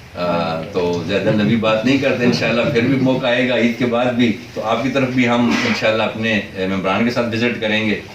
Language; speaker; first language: Urdu; non-native, local second language; Northern Hindko